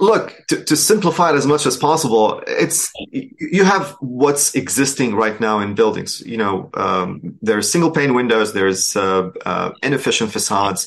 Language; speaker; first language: English; non-native, fluent; Arabic